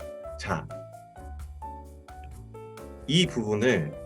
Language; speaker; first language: Korean; native; Korean